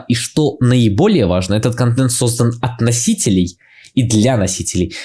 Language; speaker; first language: Russian; native; Russian